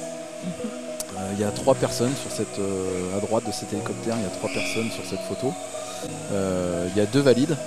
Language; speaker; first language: French; native; French